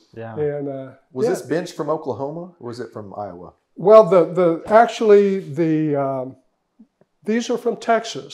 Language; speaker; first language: English; native; English